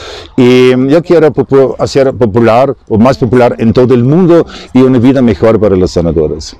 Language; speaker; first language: Spanish; non-native, learner; German